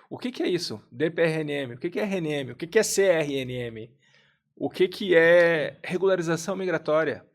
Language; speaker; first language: Portuguese; native; Portuguese